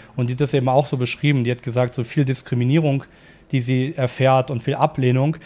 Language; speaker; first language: German; native; German